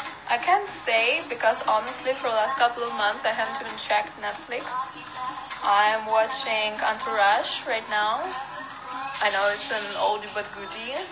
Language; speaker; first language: English; non-native, fluent; Russian